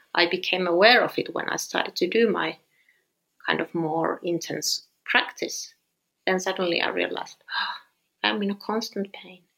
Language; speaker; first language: English; non-native, fluent; Finnish